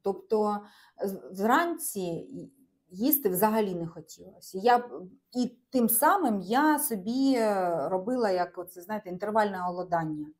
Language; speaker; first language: Ukrainian; non-native, local second language; Russian